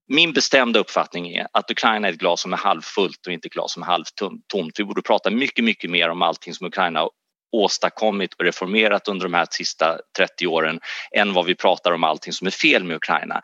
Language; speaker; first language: Swedish; native; Swedish